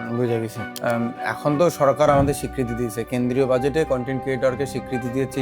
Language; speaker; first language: Bangla; non-native, local second language; Rangpuri